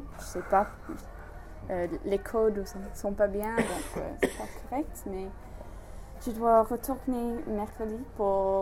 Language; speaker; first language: French; non-native, learner; English